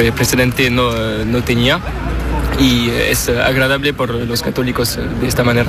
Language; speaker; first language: Spanish; non-native, learner; French